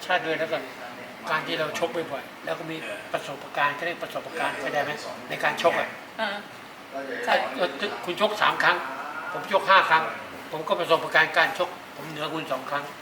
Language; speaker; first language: Thai; native; Thai